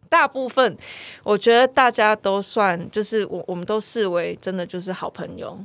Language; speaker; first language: Chinese; native; Chinese